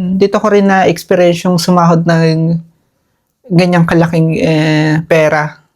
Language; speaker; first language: Filipino; native; Filipino